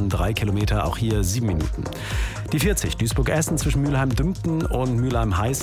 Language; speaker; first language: German; native; German